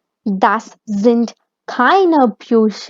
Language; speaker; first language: German; non-native, fluent; Hindi